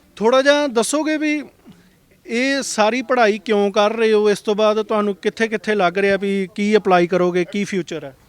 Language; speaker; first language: Punjabi; native; Punjabi